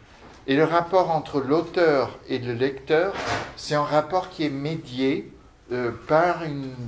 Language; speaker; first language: French; non-native, fluent; Portuguese